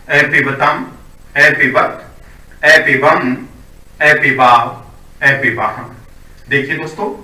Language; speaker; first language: Hindi; native; Hindi